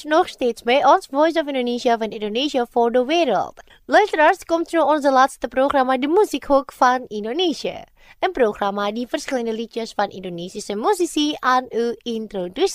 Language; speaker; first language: Dutch; non-native, fluent; Indonesian